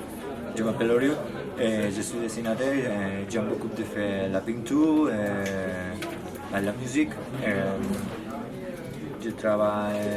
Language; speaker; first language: French; non-native, learner; Spanish